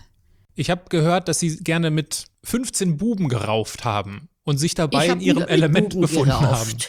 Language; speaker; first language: German; native; German